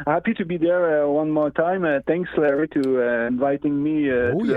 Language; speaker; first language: English; non-native, fluent; Innu-aimun